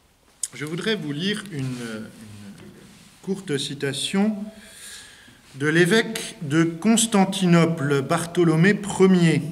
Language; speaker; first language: French; native; French